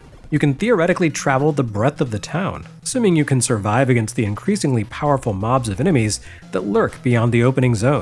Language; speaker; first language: English; native; English